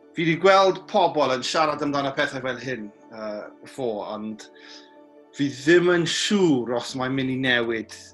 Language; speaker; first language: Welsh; non-native, local second language; English